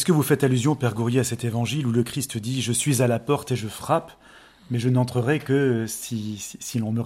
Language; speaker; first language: French; native; French